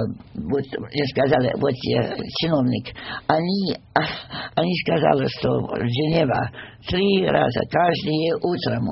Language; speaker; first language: Russian; non-native, fluent; English